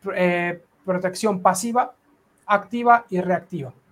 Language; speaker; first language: Spanish; native; Spanish